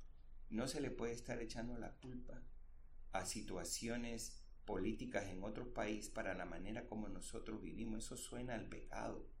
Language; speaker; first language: Spanish; native; Spanish